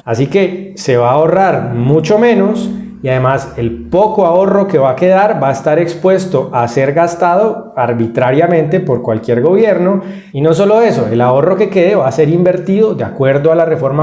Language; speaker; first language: Spanish; native; Spanish